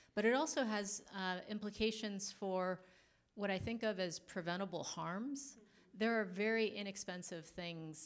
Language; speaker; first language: English; native; English